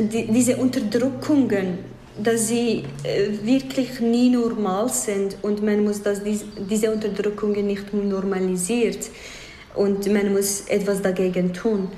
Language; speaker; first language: German; non-native, fluent; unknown